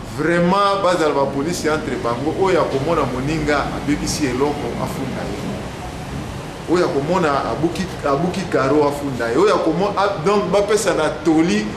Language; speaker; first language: Lingala; native; Lingala